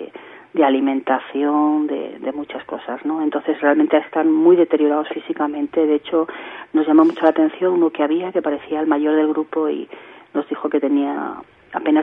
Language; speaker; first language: Spanish; native; Spanish